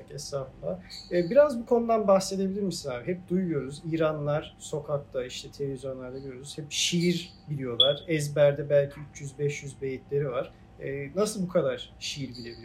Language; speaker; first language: Turkish; native; Turkish